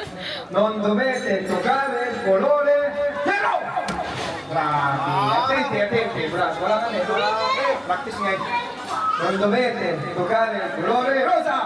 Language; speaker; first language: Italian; non-native, fluent; Filipino